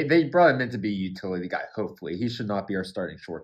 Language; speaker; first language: English; native; English